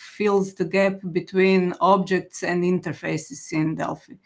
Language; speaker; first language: English; non-native, fluent; Croatian